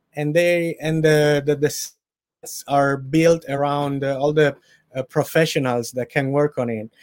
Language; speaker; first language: English; non-native, fluent; Italian